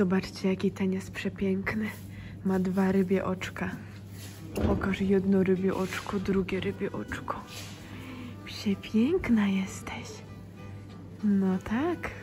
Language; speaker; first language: Polish; native; Polish